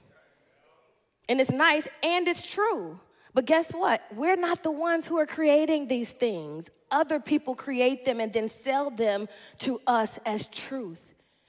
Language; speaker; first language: English; native; English